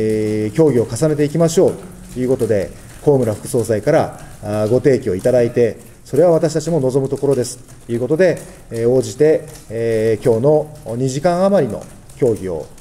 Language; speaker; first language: Japanese; native; Japanese